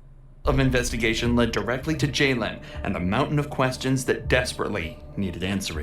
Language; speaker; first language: English; native; English